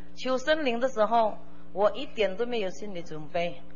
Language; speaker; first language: Chinese; early bilingual, heritage; Chinese